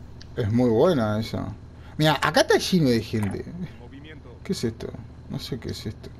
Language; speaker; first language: Spanish; native; Spanish